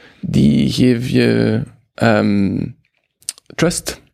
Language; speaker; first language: Dutch; non-native, local second language; French